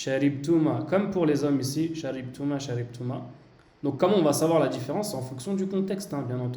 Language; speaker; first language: French; native; French